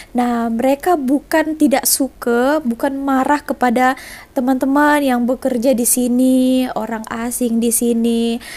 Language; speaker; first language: Indonesian; native; Indonesian